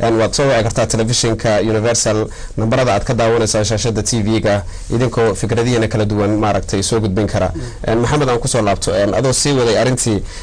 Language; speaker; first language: Somali; early bilingual, heritage; Somali